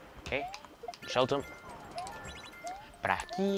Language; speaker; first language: Spanish; non-native, learner; English